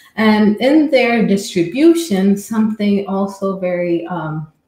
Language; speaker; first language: English; non-native, fluent; Amharic